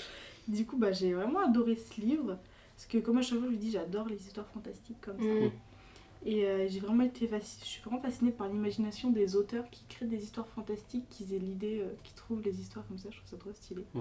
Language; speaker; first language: French; native; French